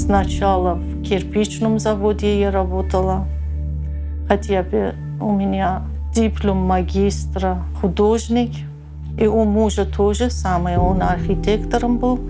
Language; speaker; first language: Russian; non-native, learner; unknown